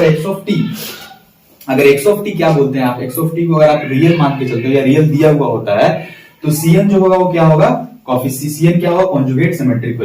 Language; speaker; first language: Hindi; native; Hindi